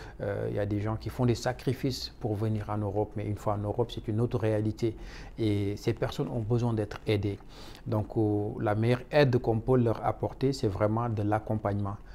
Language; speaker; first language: French; non-native, local second language; Wolof